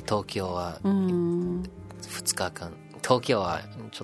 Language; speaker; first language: Japanese; non-native, learner; English